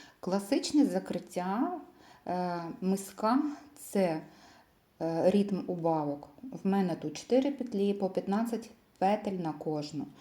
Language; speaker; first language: Ukrainian; non-native, local second language; Russian